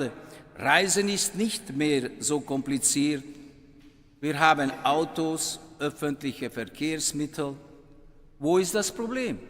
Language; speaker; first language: German; non-native, fluent; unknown